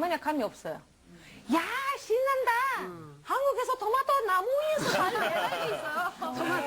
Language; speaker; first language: Korean; non-native, learner; Romanian